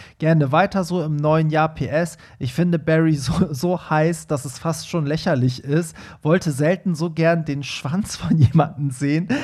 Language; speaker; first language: German; early bilingual, other home language; Persian